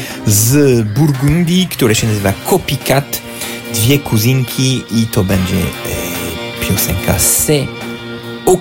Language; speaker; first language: Polish; non-native, fluent; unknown